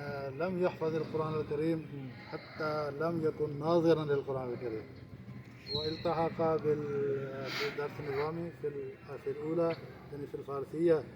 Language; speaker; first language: Arabic; non-native, learner; Urdu